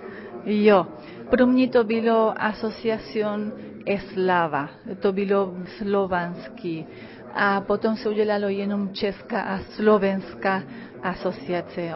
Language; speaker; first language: Czech; early bilingual, heritage; Czech